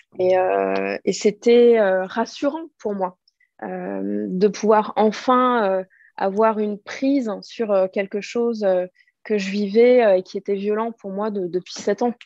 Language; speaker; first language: French; native; French